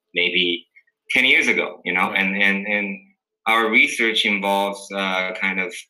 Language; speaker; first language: English; early bilingual, other home language; Korean